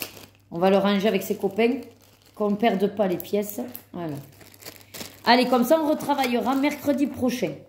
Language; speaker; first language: French; native; French